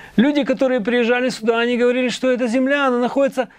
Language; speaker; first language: Russian; native; Russian